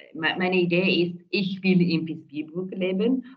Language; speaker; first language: German; non-native, fluent; Italian